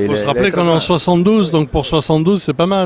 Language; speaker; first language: French; native; French